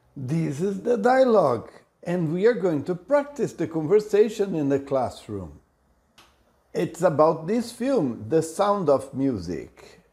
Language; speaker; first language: English; non-native, fluent; Portuguese